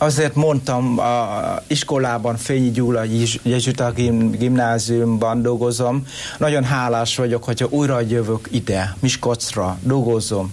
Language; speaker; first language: Hungarian; non-native, learner; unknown